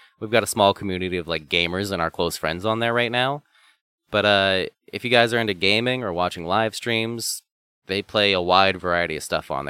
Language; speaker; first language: English; native; English